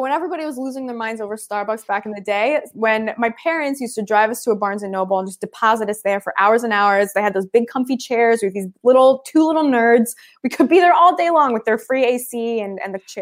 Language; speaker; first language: English; native; English